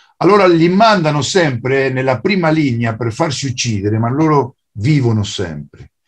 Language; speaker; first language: Italian; non-native, fluent; Spanish